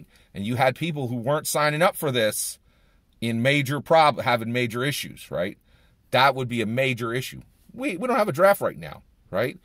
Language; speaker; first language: English; native; English